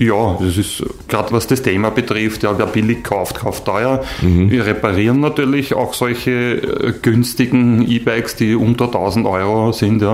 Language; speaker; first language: German; native; German